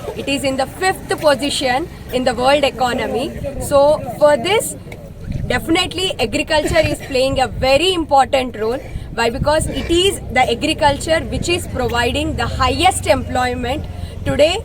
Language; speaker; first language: English; non-native, local second language; Telugu